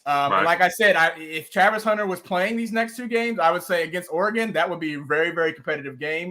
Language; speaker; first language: English; native; English